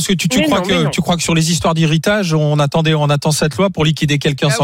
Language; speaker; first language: French; native; French